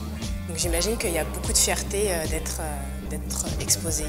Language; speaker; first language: French; native; French